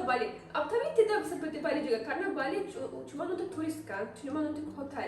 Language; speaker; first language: Indonesian; non-native, learner; Turkish